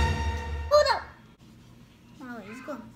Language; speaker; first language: English; native; English